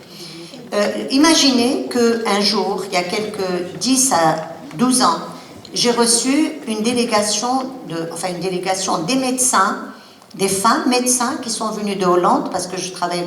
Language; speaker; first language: French; non-native, local second language; Arabic